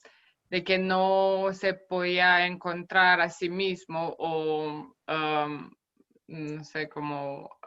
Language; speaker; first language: Spanish; non-native, fluent; Romanian